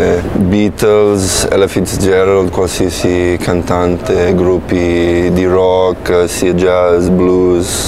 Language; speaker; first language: Italian; non-native, fluent; English